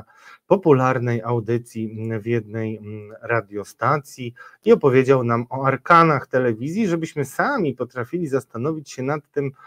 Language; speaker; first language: Polish; native; Polish